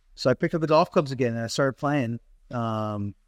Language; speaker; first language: English; native; English